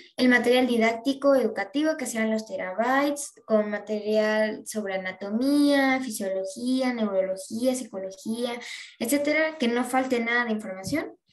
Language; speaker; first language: Spanish; native; Spanish